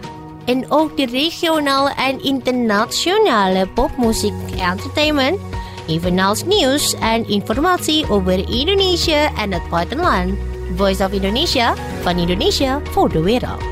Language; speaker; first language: Dutch; non-native, fluent; Indonesian